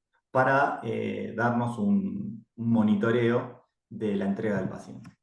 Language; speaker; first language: Spanish; native; Spanish